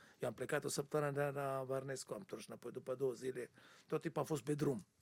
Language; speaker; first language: Romanian; non-native, learner; Hebrew